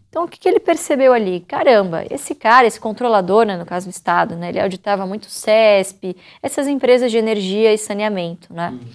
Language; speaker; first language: Portuguese; native; Portuguese